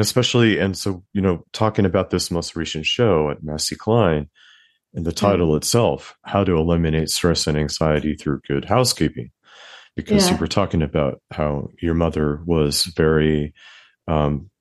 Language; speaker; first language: English; native; English